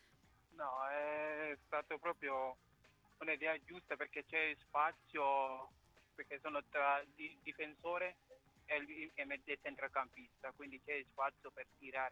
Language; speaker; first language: Italian; non-native, fluent; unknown